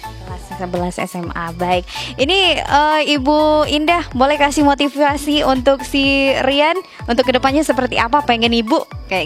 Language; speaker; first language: Indonesian; native; Indonesian